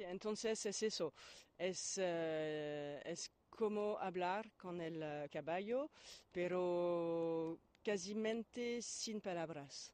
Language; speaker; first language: Spanish; non-native, fluent; French